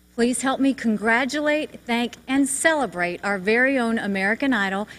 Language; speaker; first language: English; native; English